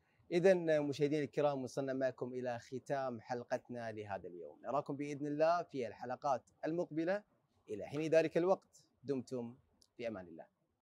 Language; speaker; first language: Arabic; native; Arabic